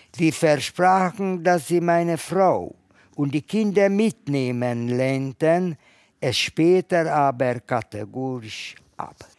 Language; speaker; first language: German; non-native, fluent; Hungarian